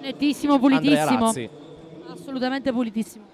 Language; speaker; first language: Italian; native; Italian